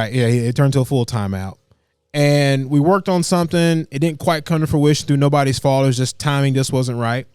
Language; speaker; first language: English; native; English